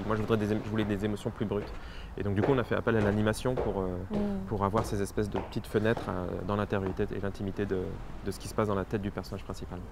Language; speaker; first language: French; native; French